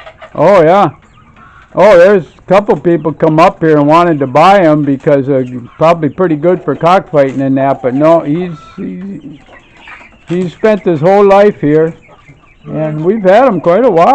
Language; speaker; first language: English; native; English